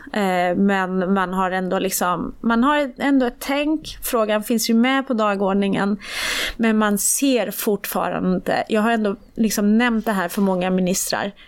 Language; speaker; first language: Swedish; early bilingual, other home language; Persian